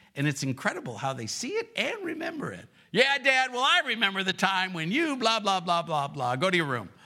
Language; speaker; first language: English; native; English